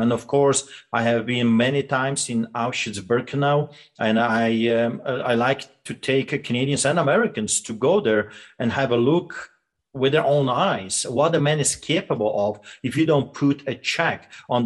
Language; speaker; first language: English; non-native, fluent; Polish